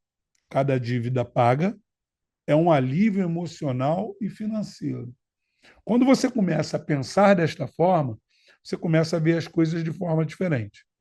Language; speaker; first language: Portuguese; native; Portuguese